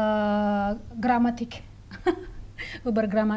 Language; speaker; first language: German; non-native, learner; Indonesian